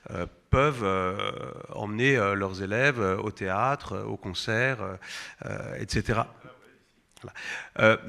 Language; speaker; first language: French; native; French